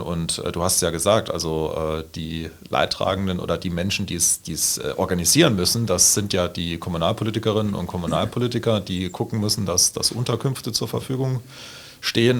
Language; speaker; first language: German; native; German